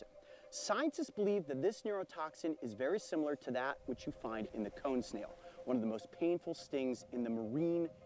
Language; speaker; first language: English; native; English